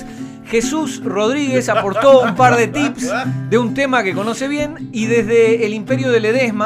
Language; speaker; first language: Spanish; native; Spanish